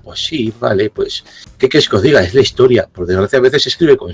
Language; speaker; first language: Spanish; native; Spanish